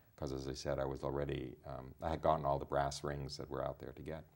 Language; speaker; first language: English; native; English